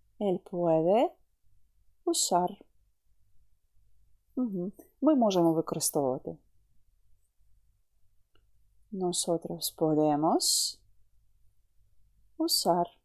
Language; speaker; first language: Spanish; non-native, fluent; Ukrainian